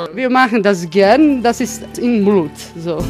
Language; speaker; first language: German; non-native, fluent; Croatian